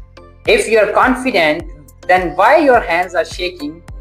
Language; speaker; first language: English; non-native, local second language; Urdu